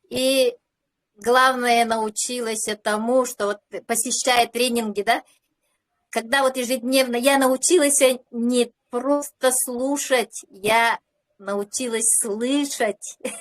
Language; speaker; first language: Russian; native; Russian